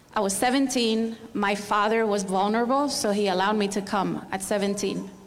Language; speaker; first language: English; non-native, fluent; Spanish